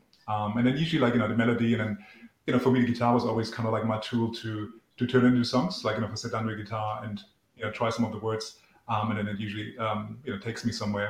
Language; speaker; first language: English; non-native, fluent; German